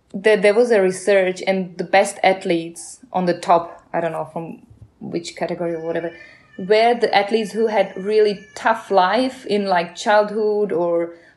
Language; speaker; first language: English; non-native, fluent; Czech